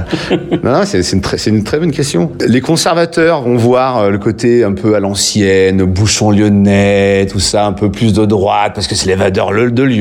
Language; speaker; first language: French; native; French